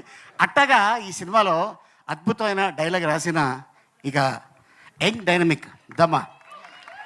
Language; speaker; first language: Telugu; native; Telugu